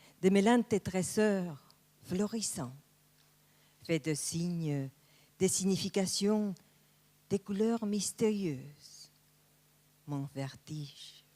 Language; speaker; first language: French; non-native, fluent; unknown